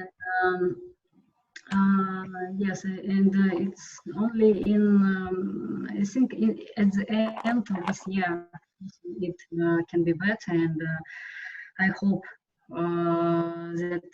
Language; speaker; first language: English; non-native, learner; Russian